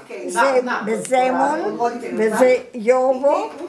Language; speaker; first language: Hebrew; non-native, fluent; Croatian